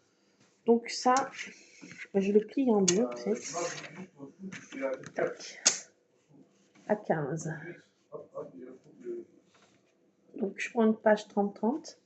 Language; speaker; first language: French; native; French